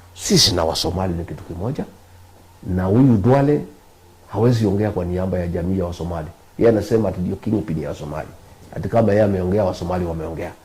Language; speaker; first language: Swahili; non-native, local second language; Kikuyu